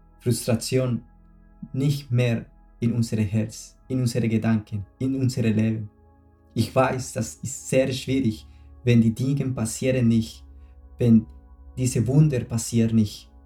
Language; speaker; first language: German; non-native, fluent; Spanish